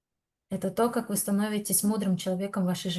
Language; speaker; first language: Russian; native; Russian